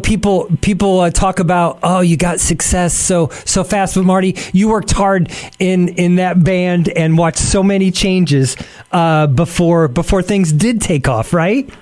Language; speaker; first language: English; native; English